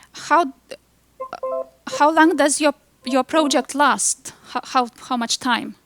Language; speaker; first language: English; non-native, fluent; Lithuanian